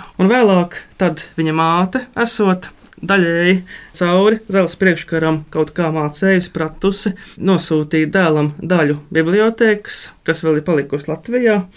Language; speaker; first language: Latvian; native; Latvian